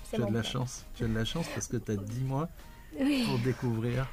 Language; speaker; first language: French; native; French